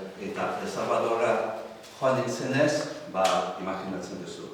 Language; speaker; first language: Basque; non-native, fluent; English